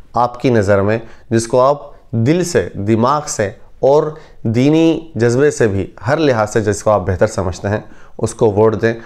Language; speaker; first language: Urdu; native; Urdu